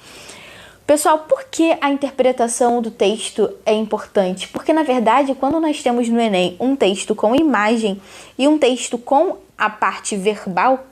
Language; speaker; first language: Portuguese; native; Portuguese